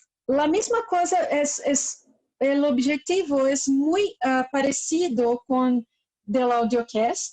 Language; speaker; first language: Spanish; non-native, fluent; Portuguese